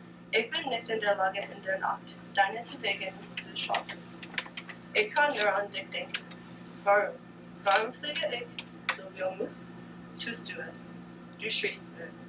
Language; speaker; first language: German; non-native, learner; English